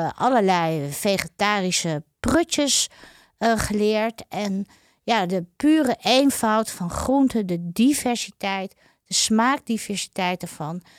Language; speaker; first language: Dutch; early bilingual, other home language; Indonesian